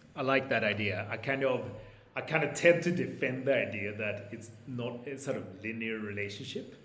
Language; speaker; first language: English; non-native, fluent; Swedish